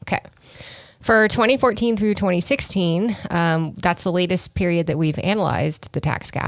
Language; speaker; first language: English; native; English